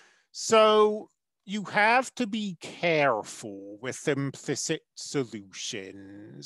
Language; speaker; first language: English; native; English